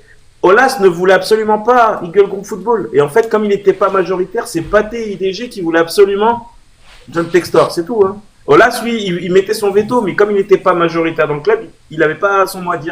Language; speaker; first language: French; native; French